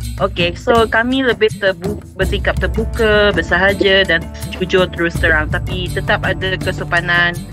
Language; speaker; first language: Malay; non-native, local second language; Iban